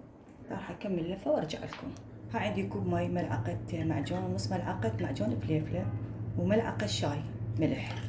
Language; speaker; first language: Arabic; native; Arabic